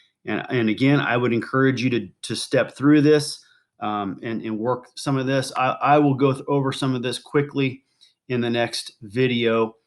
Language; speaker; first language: English; native; English